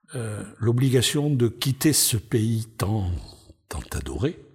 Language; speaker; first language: French; native; French